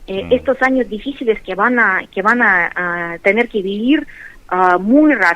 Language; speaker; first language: Spanish; non-native, fluent; Russian